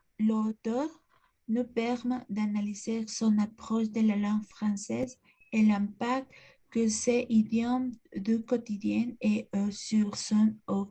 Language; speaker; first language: French; non-native, learner; Spanish